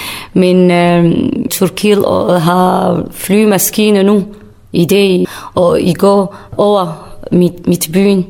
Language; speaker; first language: Danish; non-native, learner; Kurdish